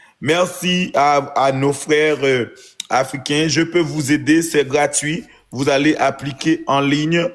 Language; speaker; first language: French; non-native, local second language; Haitian Creole